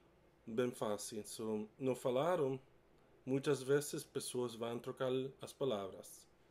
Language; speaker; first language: Portuguese; non-native, learner; English